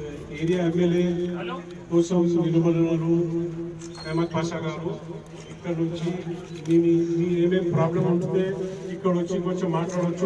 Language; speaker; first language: Telugu; non-native, local second language; Urdu